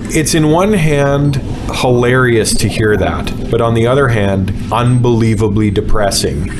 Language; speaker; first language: English; native; English